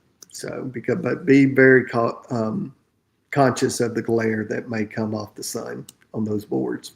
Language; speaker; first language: English; native; English